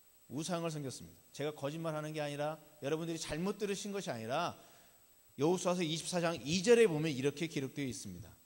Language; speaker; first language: Korean; native; Korean